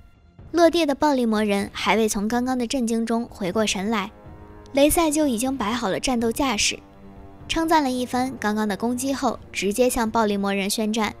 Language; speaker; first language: Chinese; native; Chinese